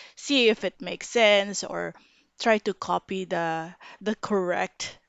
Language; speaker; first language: English; non-native, local second language; Filipino